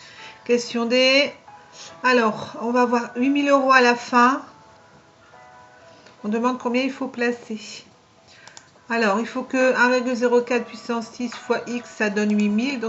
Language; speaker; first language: French; native; French